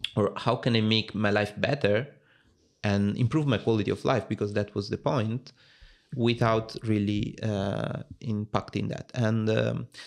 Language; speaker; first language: English; non-native, fluent; Italian